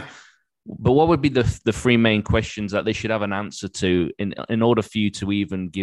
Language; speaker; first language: English; native; English